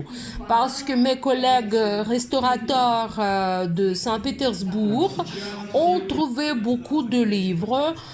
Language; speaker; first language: French; non-native, fluent; Russian